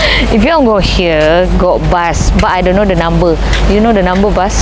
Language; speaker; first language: English; non-native, learner; Indonesian